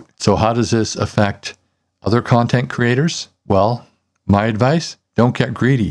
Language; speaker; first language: English; native; English